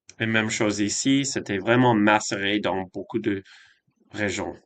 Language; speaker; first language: French; non-native, fluent; English